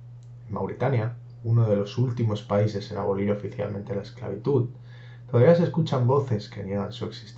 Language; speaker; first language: Spanish; native; Spanish